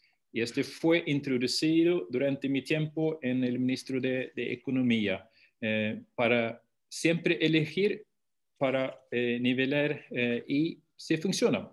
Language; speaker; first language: Spanish; non-native, fluent; Swedish